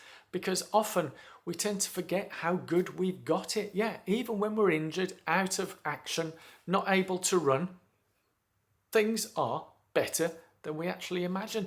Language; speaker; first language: English; native; English